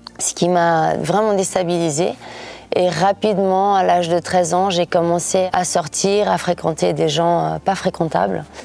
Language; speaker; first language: French; early bilingual, other home language; Portuguese